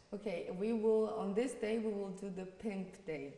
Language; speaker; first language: English; non-native, fluent; Portuguese